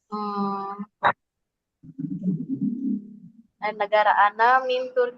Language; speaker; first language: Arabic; non-native, learner; Indonesian